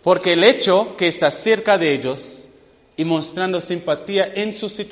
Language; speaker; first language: Spanish; non-native, fluent; English